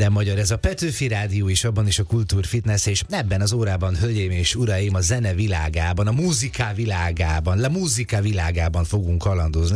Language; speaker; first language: Hungarian; native; Hungarian